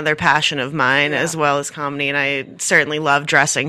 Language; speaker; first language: English; native; English